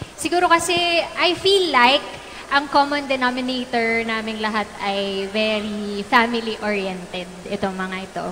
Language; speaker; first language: Filipino; native; Filipino